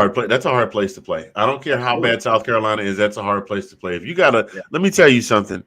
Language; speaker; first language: English; native; English